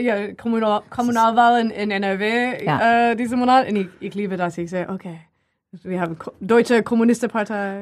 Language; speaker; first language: German; non-native, learner; English